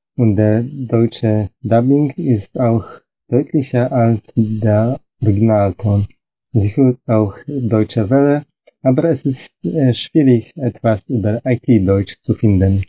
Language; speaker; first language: German; non-native, fluent; Polish